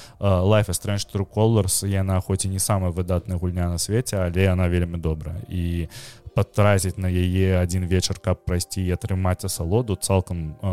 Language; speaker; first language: Belarusian; non-native, local second language; Russian